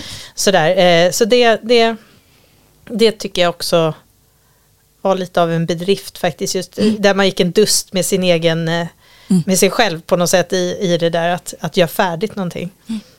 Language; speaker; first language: Swedish; native; Swedish